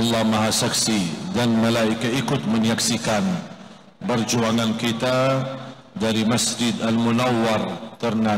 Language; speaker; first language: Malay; non-native, fluent; Arabic